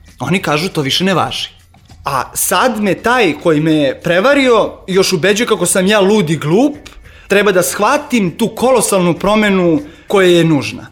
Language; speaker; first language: Serbian; native; Serbian